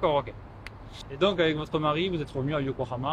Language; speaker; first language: French; native; French